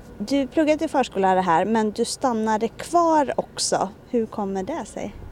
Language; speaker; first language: Swedish; native; Swedish